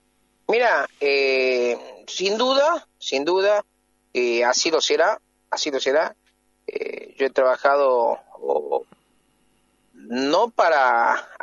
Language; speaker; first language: Spanish; native; Spanish